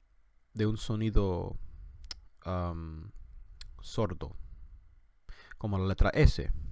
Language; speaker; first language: Spanish; non-native, fluent; English